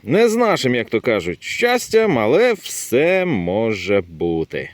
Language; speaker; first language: Ukrainian; native; Ukrainian